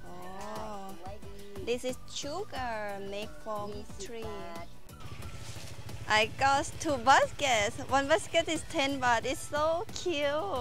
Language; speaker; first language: English; non-native, learner; Thai